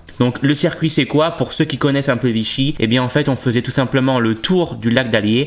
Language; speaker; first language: French; native; French